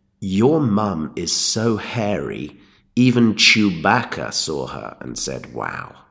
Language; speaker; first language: English; native; English